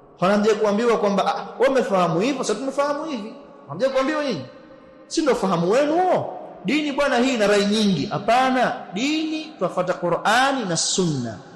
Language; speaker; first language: Swahili; native; Swahili